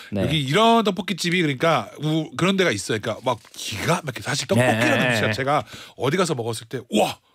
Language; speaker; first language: Korean; native; Korean